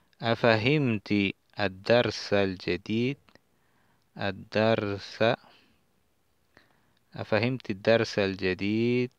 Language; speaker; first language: Arabic; non-native, fluent; Spanish